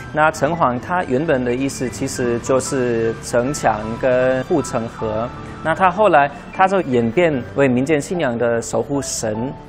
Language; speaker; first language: Chinese; non-native, fluent; German